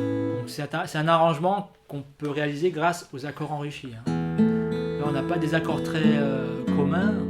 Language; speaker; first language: French; native; French